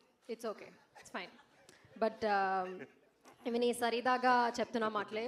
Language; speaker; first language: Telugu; non-native, learner; Malayalam